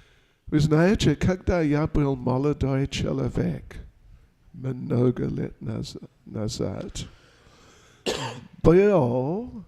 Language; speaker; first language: Russian; non-native, learner; English